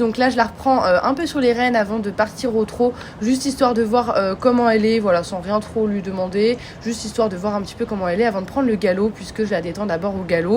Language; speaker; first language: French; native; French